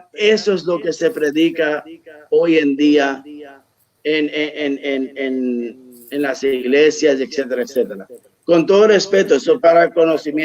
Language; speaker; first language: Spanish; early bilingual, heritage; Spanish